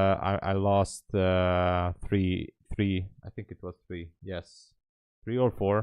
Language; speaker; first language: English; non-native, fluent; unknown